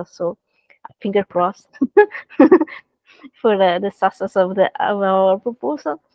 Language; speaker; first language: English; non-native, learner; Italian